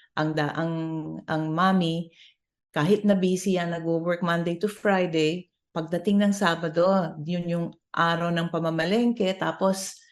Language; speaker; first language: Filipino; native; Filipino